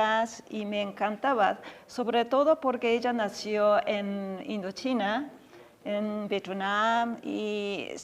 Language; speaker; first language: Spanish; non-native, fluent; Japanese